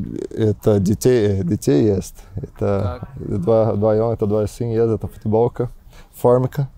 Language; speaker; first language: Russian; non-native, learner; Portuguese